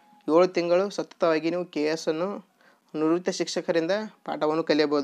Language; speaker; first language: Kannada; native; Kannada